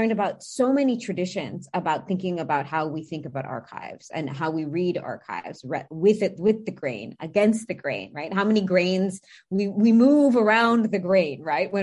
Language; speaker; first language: English; native; English